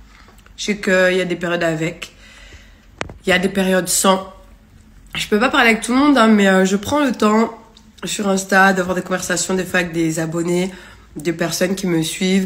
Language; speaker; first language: French; native; French